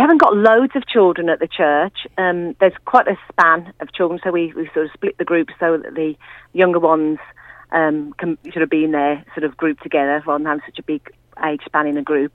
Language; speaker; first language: English; native; English